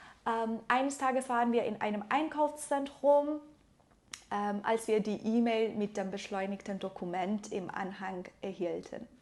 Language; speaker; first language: German; non-native, fluent; Persian